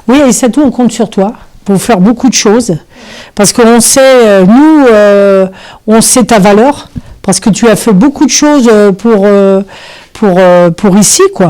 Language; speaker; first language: French; native; French